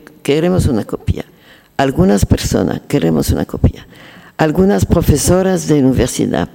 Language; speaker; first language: Spanish; non-native, learner; French